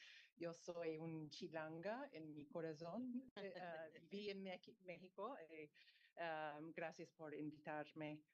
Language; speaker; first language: Spanish; non-native, fluent; English